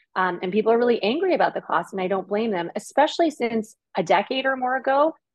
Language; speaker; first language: English; native; English